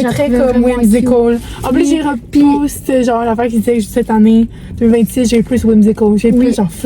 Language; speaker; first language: French; native; French